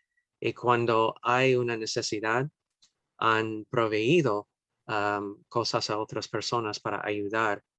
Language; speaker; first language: Spanish; non-native, fluent; English